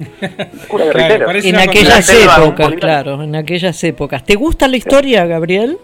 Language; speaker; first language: Spanish; native; Spanish